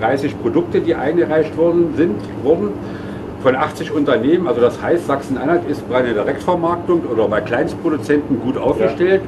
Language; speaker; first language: German; native; German